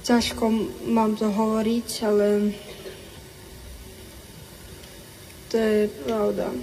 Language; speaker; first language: Slovak; early bilingual, other home language; Ukrainian